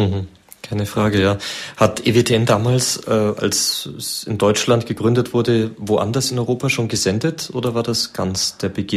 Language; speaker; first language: German; native; German